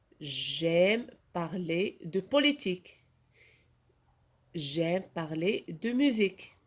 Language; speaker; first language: French; non-native, local second language; Arabic